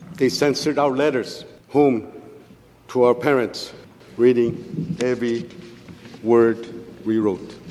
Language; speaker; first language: English; non-native, fluent; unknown